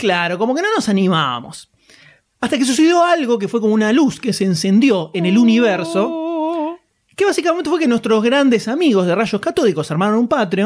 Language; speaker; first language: Spanish; native; Spanish